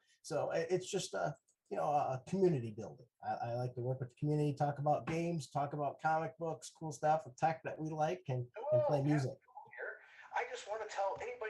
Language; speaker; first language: English; native; English